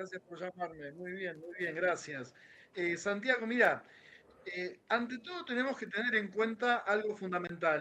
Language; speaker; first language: Spanish; native; Spanish